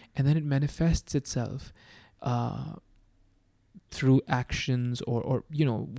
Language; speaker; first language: English; non-native, local second language; Urdu